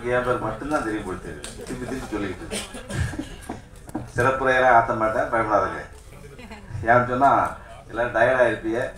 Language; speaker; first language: Tamil; native; Tamil